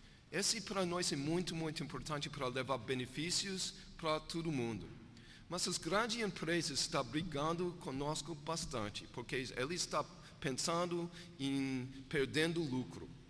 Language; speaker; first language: Portuguese; non-native, learner; English